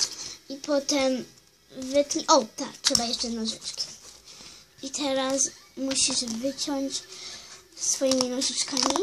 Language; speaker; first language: Polish; early bilingual, heritage; Polish